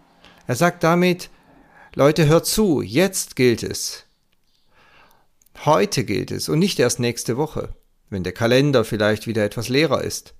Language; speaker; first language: German; native; German